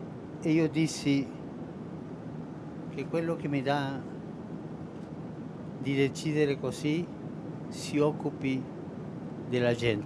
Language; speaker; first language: Italian; non-native, fluent; Spanish